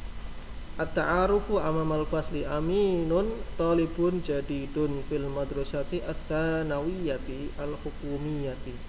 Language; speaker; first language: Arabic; non-native, fluent; Indonesian